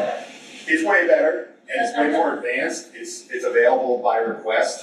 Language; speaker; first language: English; native; English